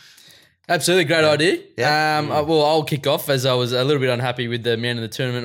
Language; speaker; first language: English; native; English